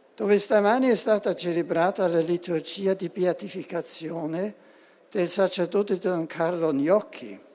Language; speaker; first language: Italian; non-native, fluent; German